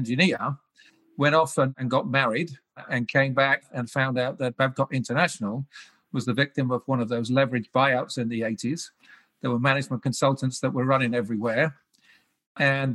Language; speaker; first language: English; native; English